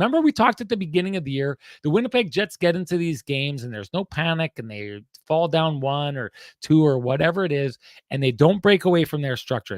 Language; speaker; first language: English; native; English